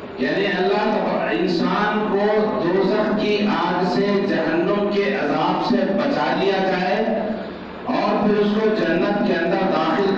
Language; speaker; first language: Urdu; native; Urdu